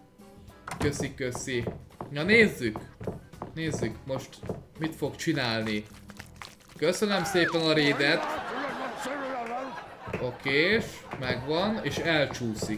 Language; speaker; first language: Hungarian; native; Hungarian